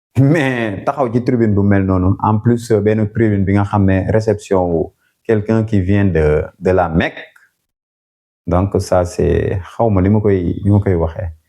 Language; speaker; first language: Wolof; non-native, local second language; Jola-Fonyi